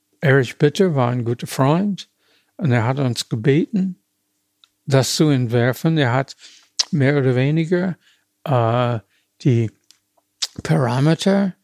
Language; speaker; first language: German; non-native, fluent; English